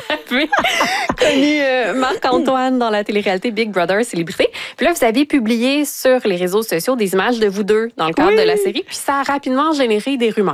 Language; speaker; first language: French; native; French